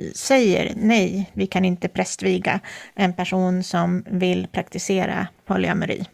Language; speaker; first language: Swedish; native; Swedish